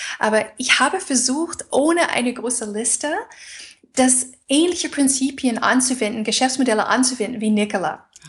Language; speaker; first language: German; non-native, fluent; English